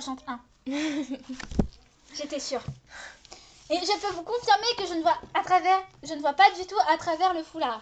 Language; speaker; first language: French; native; French